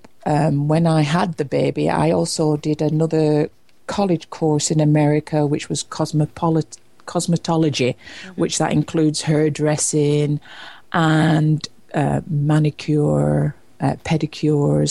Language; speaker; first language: English; native; English